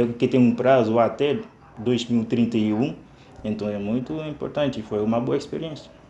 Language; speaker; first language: Portuguese; non-native, fluent; Haitian Creole